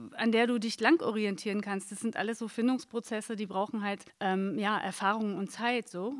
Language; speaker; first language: German; native; German